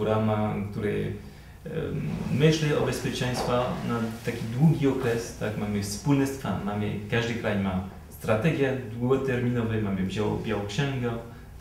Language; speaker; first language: Polish; non-native, fluent; French